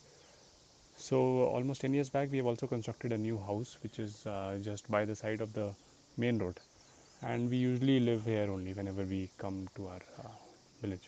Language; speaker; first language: English; non-native, local second language; Hindi